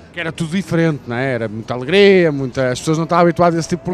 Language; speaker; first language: Portuguese; native; Portuguese